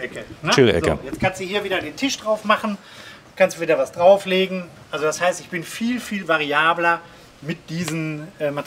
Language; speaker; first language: German; native; German